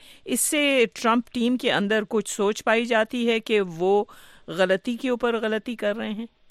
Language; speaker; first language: Urdu; native; Urdu